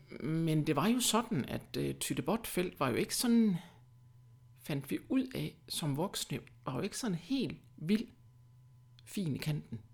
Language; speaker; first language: Danish; early bilingual, other home language; German